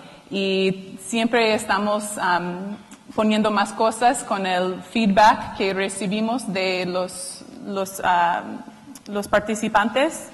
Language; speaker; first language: Spanish; non-native, fluent; English